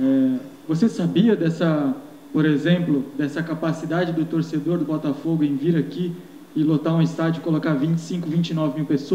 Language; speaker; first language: Portuguese; native; Portuguese